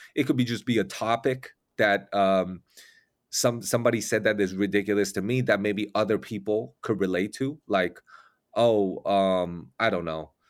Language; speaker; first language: English; non-native, fluent; Chinese